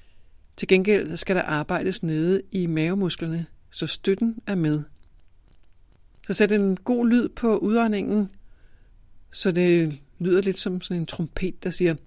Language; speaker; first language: Danish; native; Danish